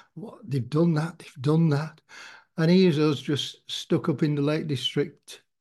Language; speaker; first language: English; native; English